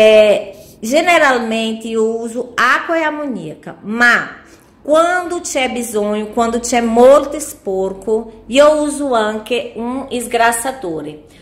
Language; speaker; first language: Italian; non-native, fluent; Portuguese